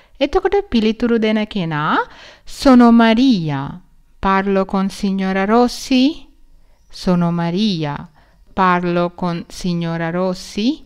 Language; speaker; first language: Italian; non-native, learner; Sinhala